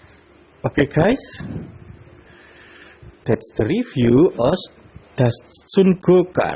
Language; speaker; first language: English; non-native, learner; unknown